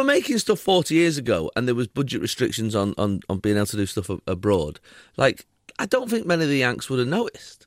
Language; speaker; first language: English; native; English